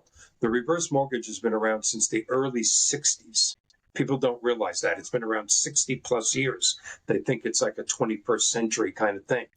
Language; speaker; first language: English; native; English